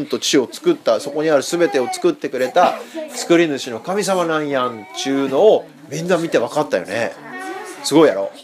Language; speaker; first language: Japanese; native; Japanese